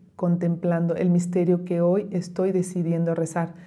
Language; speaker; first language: Spanish; native; Spanish